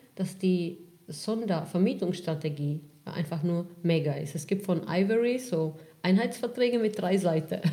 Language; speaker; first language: German; non-native, fluent; Czech